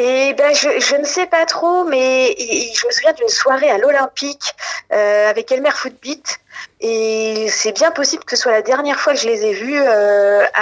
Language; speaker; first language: French; non-native, local second language; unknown